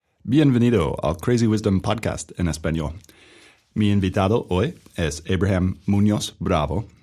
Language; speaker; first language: Spanish; non-native, learner; English